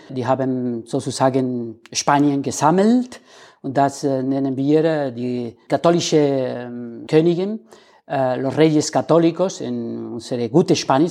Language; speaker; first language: German; non-native, fluent; Spanish